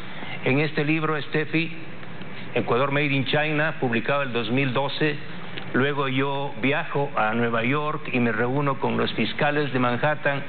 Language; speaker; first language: Spanish; native; Spanish